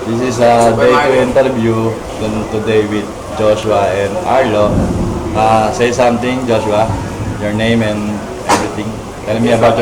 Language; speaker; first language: English; non-native, local second language; Filipino